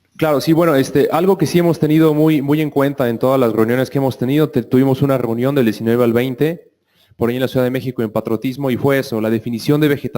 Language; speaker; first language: Spanish; native; Spanish